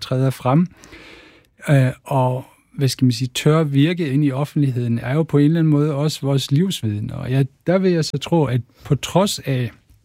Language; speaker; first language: Danish; non-native, fluent; German